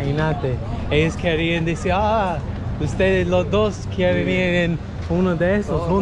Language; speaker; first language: Spanish; non-native, learner; English